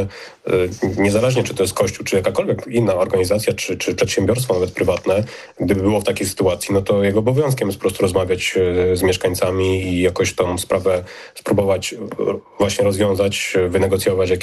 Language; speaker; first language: Polish; native; Polish